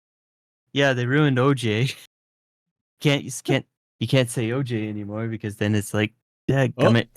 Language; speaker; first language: English; native; English